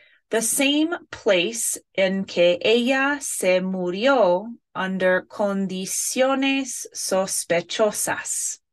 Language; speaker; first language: Spanish; non-native, fluent; English